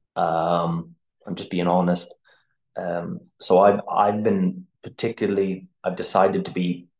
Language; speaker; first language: English; native; English